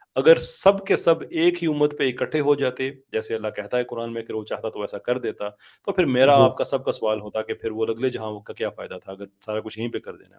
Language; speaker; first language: Urdu; native; Urdu